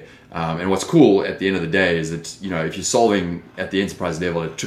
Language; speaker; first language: English; native; English